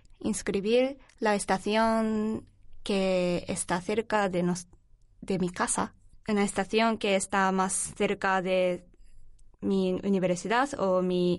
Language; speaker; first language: Spanish; non-native, learner; Japanese